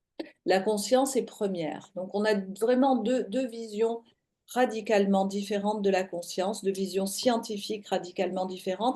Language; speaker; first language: French; native; French